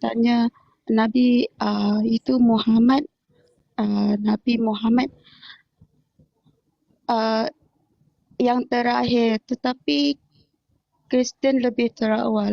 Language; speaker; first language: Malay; non-native, local second language; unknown